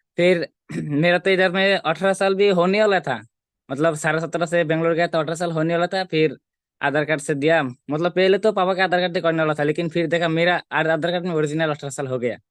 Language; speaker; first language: Hindi; non-native, local second language; Bangla